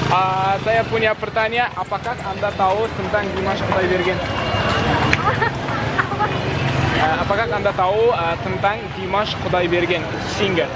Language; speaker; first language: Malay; non-native, learner; Kazakh